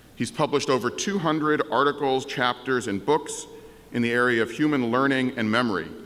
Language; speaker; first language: English; native; English